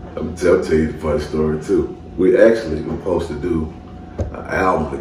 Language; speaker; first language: English; native; English